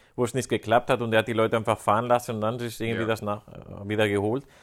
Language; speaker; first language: German; non-native, fluent; Spanish